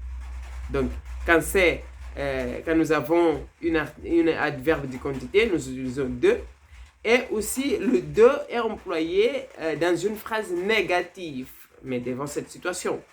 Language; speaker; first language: French; non-native, fluent; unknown